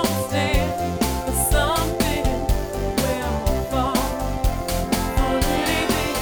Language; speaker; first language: English; native; English